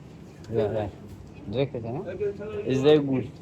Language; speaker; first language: German; non-native, learner; Amharic